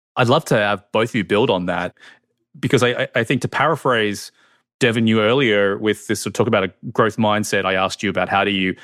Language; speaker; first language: English; native; English